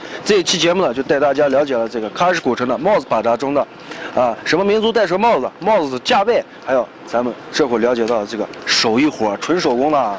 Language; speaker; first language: Chinese; native; Chinese